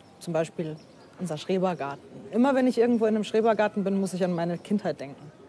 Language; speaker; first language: German; native; German